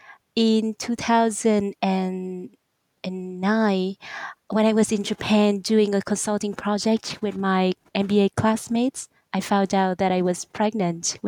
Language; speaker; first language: English; non-native, fluent; Vietnamese